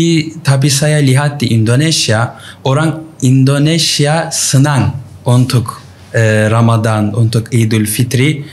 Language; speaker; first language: Indonesian; non-native, learner; Turkish